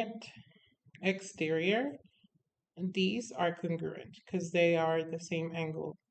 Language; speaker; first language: English; native; English